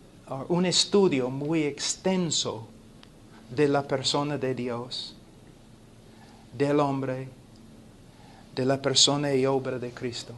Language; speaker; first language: Spanish; non-native, fluent; English